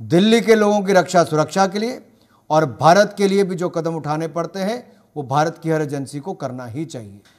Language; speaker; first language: Hindi; native; Hindi